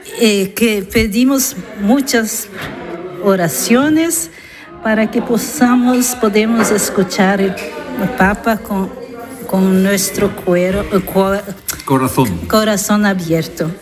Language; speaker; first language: Spanish; non-native, learner; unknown